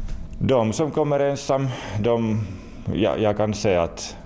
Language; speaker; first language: Swedish; non-native, local second language; Finnish